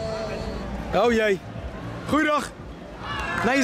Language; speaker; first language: Dutch; native; Dutch